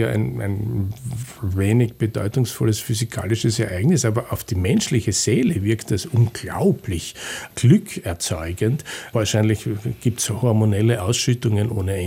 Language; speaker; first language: German; native; German